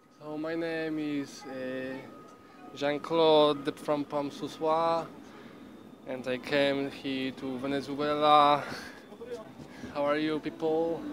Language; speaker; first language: English; non-native, learner; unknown